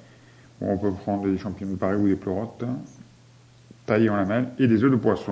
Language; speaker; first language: French; native; French